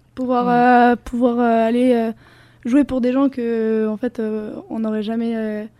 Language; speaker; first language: French; non-native, fluent; Spanish